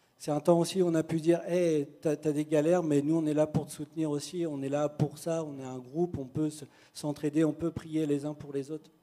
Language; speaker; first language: French; native; French